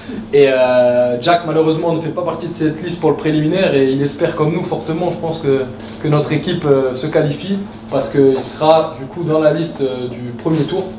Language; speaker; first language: French; native; French